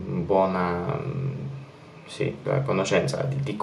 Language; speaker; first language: Italian; non-native, fluent; Polish